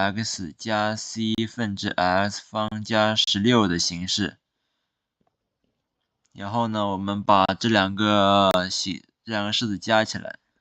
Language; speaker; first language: Chinese; native; Chinese